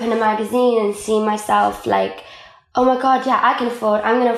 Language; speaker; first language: English; non-native, local second language; Welsh